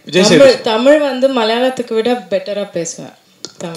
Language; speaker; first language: Tamil; non-native, local second language; Malayalam